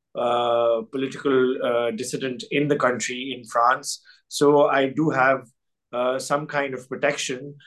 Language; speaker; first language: English; non-native, local second language; Urdu